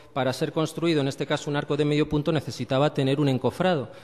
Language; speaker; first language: Spanish; native; Spanish